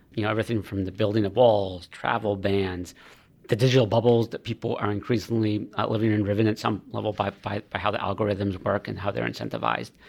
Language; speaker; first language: English; native; English